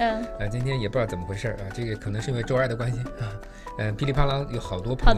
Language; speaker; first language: Chinese; native; Chinese